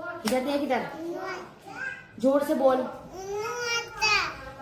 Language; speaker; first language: Hindi; non-native, local second language; Bangla